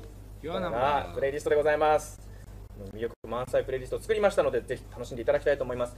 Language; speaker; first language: Japanese; native; Japanese